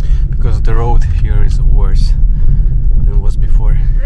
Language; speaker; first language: English; non-native, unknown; Ukrainian